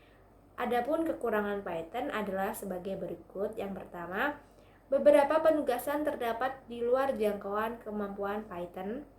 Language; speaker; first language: Indonesian; native; Indonesian